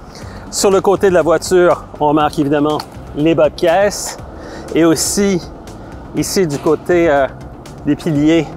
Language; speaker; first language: French; native; French